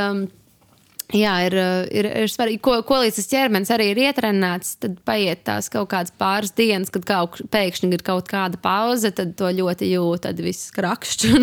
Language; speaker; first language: Latvian; native; Latvian